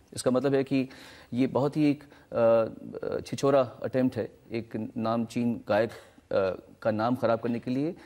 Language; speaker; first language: Hindi; native; Hindi